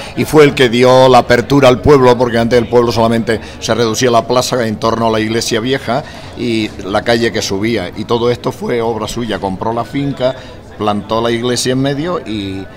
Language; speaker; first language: Spanish; native; Spanish